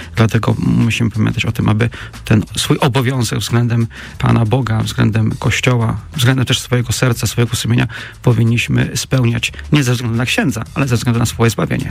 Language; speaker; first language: Polish; native; Polish